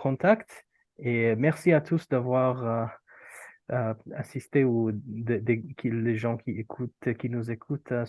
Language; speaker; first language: French; non-native, fluent; Urdu